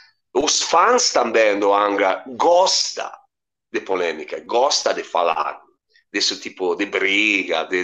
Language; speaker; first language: Portuguese; non-native, learner; Italian